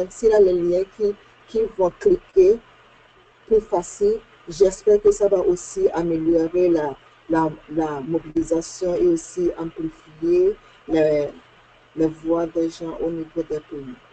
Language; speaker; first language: French; non-native, fluent; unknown